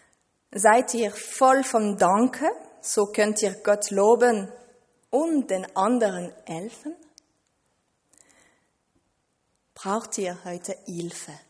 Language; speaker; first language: German; non-native, fluent; French